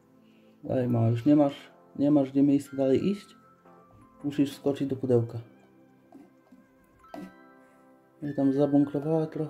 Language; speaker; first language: Polish; native; Polish